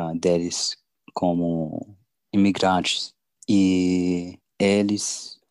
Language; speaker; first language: Portuguese; non-native, learner; English